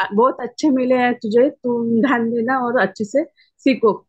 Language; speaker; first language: Hindi; non-native, local second language; Marathi